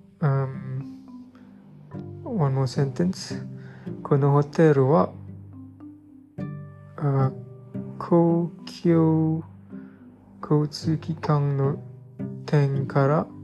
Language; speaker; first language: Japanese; non-native, learner; English